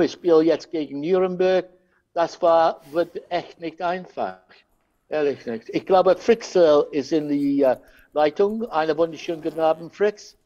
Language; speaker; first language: German; non-native, learner; English